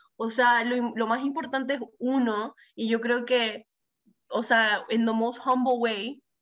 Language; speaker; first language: Spanish; early bilingual, heritage; Spanish